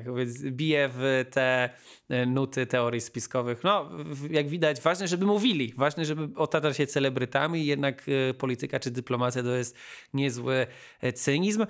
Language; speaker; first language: Polish; native; Polish